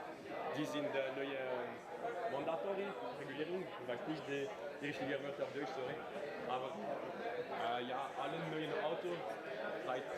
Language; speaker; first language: German; non-native, learner; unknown